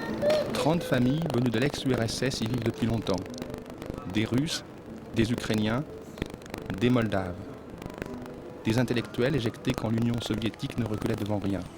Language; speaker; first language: French; native; French